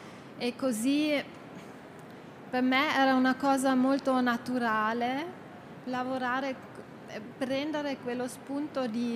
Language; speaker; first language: Italian; non-native, fluent; German